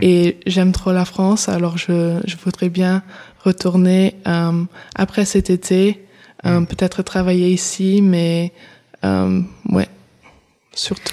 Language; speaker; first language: French; early bilingual, heritage; English